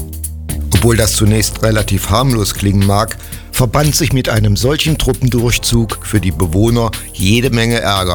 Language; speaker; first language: German; native; German